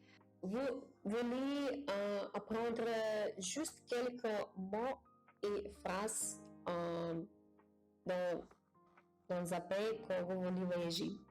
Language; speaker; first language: French; non-native, learner; Japanese